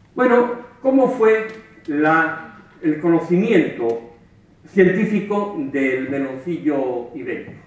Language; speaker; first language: Spanish; native; Spanish